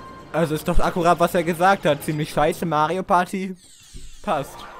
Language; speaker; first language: German; native; German